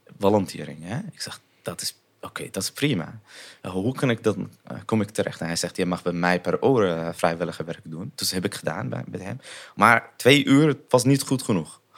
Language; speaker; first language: Dutch; non-native, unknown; Arabic